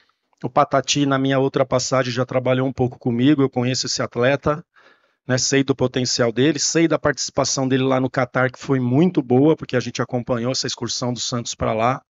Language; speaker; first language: Portuguese; native; Portuguese